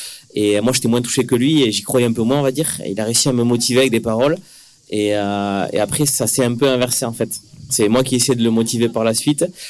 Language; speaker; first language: French; native; French